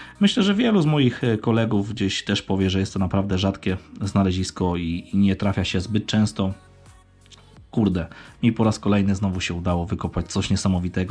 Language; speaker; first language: Polish; native; Polish